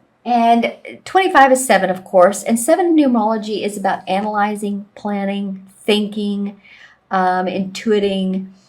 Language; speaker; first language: English; native; English